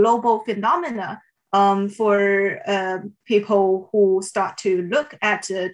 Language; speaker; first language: English; non-native, fluent; Chinese